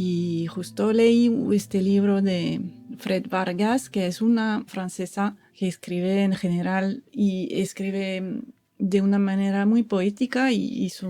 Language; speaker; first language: Spanish; non-native, fluent; French